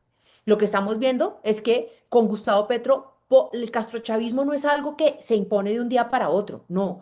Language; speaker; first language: Spanish; native; Spanish